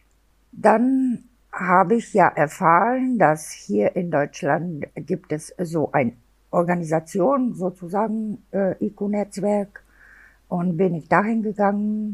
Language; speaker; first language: German; non-native, local second language; Albanian